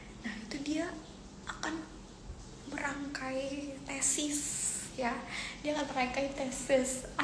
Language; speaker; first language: Indonesian; native; Indonesian